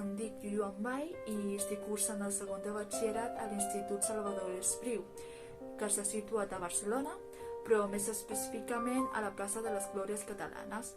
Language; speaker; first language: Catalan; early bilingual, other home language; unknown